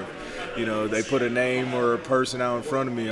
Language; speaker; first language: English; native; English